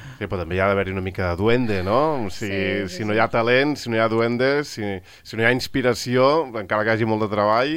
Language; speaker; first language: Catalan; native; Catalan